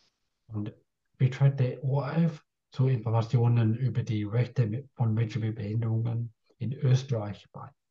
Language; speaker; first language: German; non-native, learner; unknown